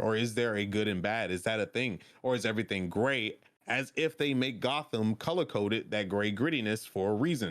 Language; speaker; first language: English; native; English